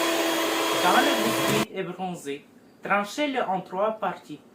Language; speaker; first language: French; non-native, learner; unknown